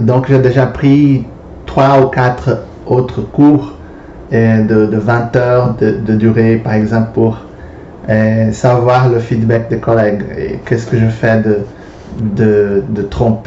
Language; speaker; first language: French; non-native, fluent; Portuguese